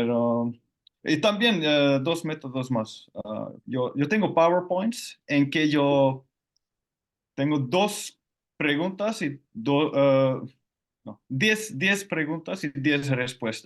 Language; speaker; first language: Spanish; non-native, fluent; Finnish